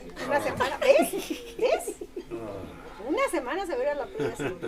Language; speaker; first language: Spanish; native; Spanish